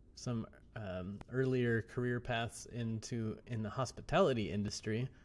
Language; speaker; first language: English; native; English